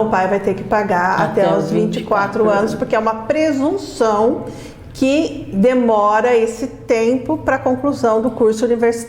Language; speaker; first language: Portuguese; native; Portuguese